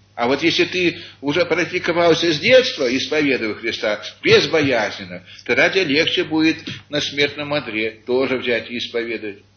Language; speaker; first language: Russian; early bilingual, heritage; Russian